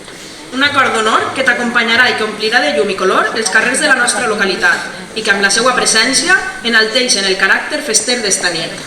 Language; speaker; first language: Catalan; native; Catalan